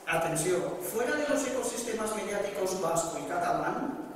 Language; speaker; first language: Spanish; non-native, local second language; Catalan